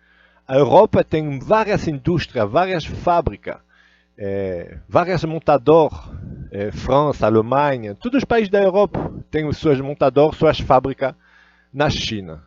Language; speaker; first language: Portuguese; non-native, fluent; Russian